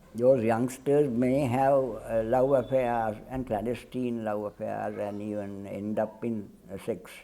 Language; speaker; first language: English; non-native, local second language; Sinhala